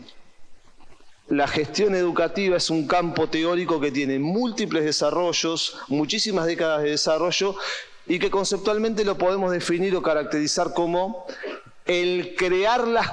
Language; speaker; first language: Spanish; native; Spanish